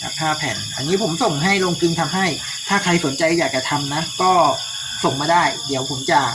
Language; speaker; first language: Thai; native; Thai